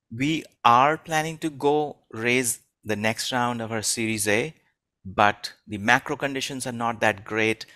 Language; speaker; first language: English; non-native, local second language; Hindi